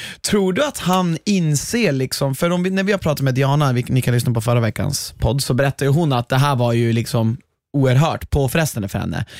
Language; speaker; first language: Swedish; native; Swedish